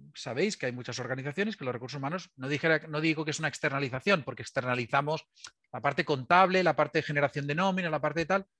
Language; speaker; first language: Spanish; native; Spanish